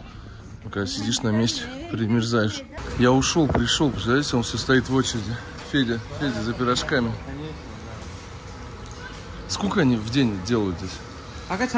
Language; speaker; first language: Russian; native; Russian